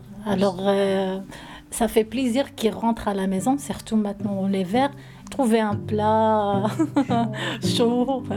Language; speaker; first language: French; non-native, learner; Arabic